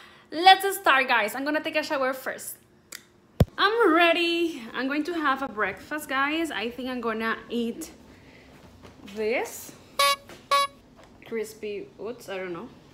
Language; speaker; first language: English; non-native, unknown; Spanish